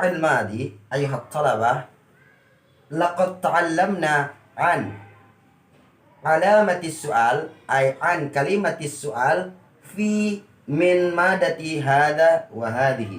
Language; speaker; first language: Arabic; non-native, learner; Indonesian